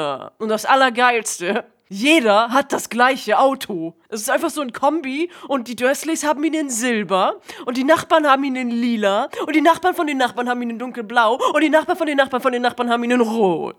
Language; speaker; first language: German; native; German